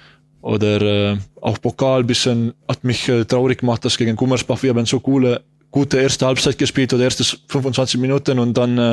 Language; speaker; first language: German; non-native, learner; Estonian